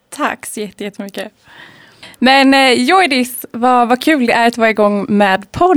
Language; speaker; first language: Swedish; native; Swedish